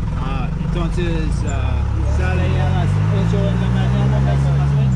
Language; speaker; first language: Spanish; non-native, learner; English